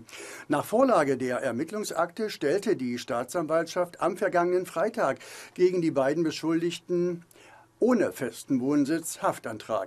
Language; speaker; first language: German; native; German